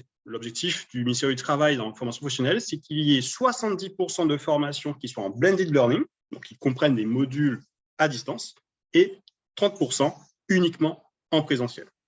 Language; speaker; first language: French; native; French